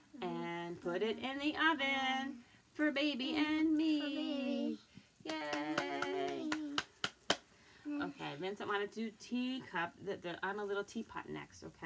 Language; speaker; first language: English; native; English